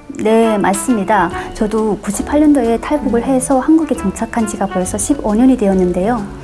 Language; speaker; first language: Korean; native; Korean